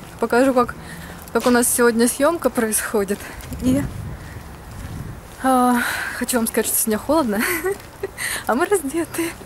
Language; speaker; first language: Russian; native; Russian